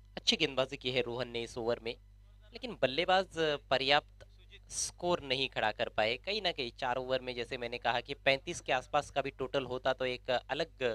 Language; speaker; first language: Hindi; non-native, local second language; Marathi